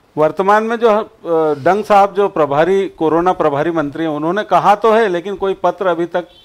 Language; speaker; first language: Hindi; native; Hindi